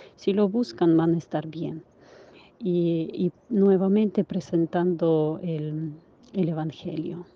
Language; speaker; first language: Spanish; non-native, fluent; Ukrainian